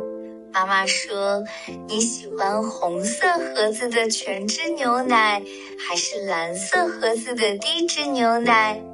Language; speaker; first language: Chinese; native; Chinese